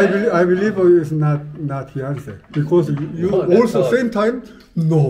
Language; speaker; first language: English; non-native, learner; Korean